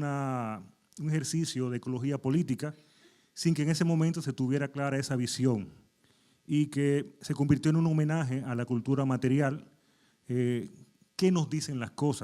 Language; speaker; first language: Spanish; native; Spanish